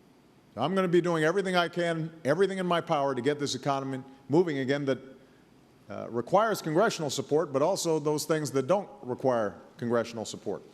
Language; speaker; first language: English; native; English